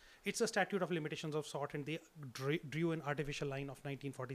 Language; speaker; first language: English; non-native, local second language; Hindi